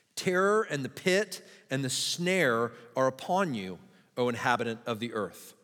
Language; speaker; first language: English; native; English